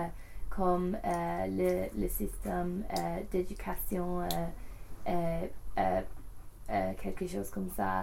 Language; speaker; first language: French; non-native, learner; English